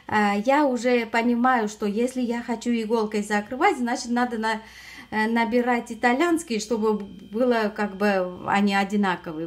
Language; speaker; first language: Russian; non-native, fluent; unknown